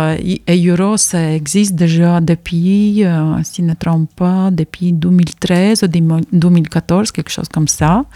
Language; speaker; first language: French; non-native, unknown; Latvian